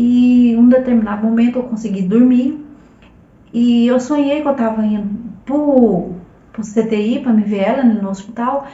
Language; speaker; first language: Portuguese; native; Portuguese